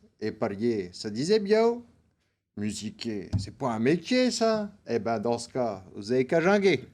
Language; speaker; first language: French; native; French